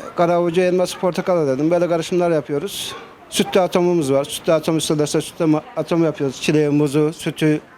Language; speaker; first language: Turkish; native; Turkish